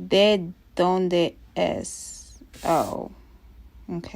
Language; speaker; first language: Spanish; non-native, learner; English